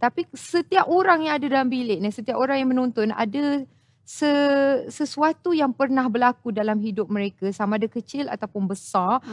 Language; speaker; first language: Malay; non-native, local second language; English